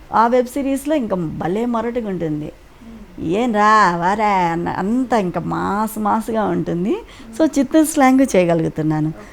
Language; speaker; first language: Telugu; native; Telugu